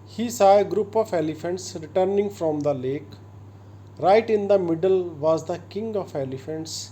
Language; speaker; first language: English; non-native, local second language; Punjabi